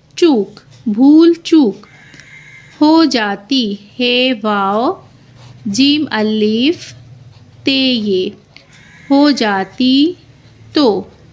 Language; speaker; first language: Hindi; native; Hindi